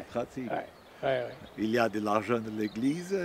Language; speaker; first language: French; non-native, learner; Portuguese